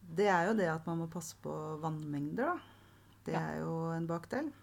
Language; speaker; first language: Norwegian; native; Norwegian